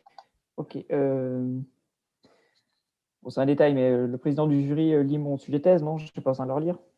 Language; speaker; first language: French; native; French